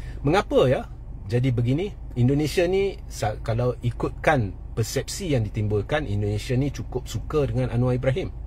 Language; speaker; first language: Malay; native; Malay